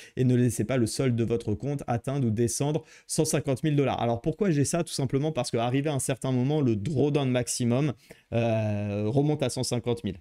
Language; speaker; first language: French; native; French